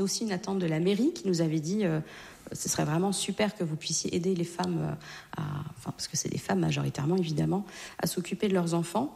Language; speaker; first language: French; native; French